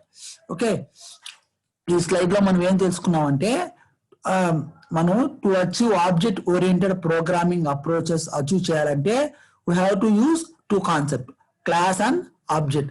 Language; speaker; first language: Telugu; native; Telugu